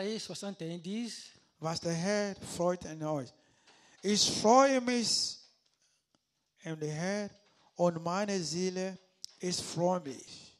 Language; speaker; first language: German; non-native, learner; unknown